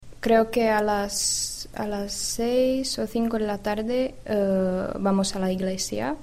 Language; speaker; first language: Spanish; non-native, fluent; Czech